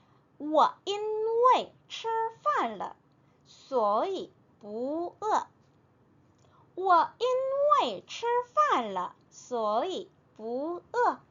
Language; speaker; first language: Chinese; non-native, fluent; Korean